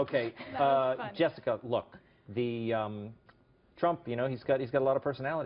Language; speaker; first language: English; native; English